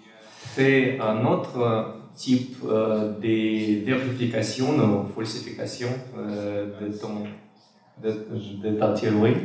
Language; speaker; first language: French; non-native, fluent; Russian